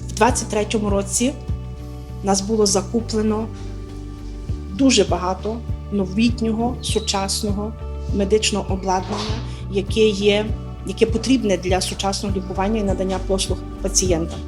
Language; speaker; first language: Ukrainian; native; Ukrainian